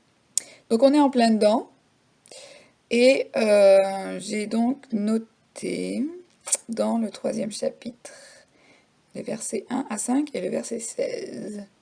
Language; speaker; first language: French; native; French